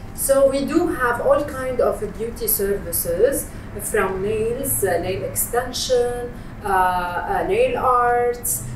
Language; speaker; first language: English; non-native, fluent; Arabic